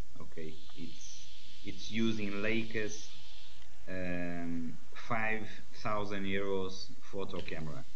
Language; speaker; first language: English; non-native, learner; Portuguese